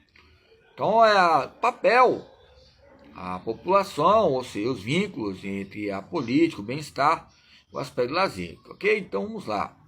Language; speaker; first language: Portuguese; native; Portuguese